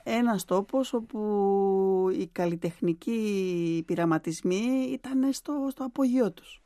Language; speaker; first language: Greek; native; Greek